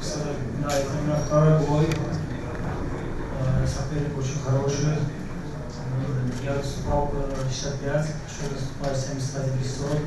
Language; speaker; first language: Russian; non-native, learner; Azerbaijani